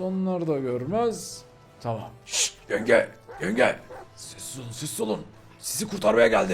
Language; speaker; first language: Turkish; native; Turkish